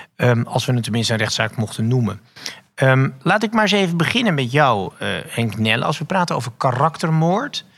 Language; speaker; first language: Dutch; native; Dutch